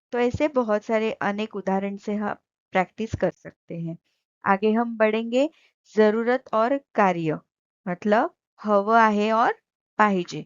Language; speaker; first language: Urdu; non-native, local second language; Marathi